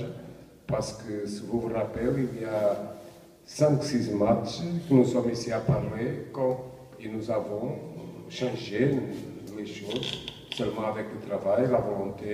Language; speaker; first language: French; non-native, fluent; Portuguese